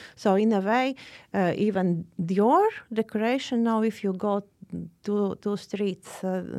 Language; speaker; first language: English; non-native, fluent; Latvian